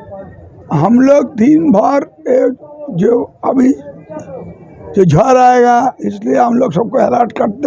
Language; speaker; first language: Hindi; non-native, local second language; Bangla